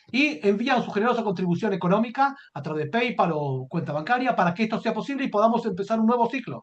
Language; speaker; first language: Spanish; native; Spanish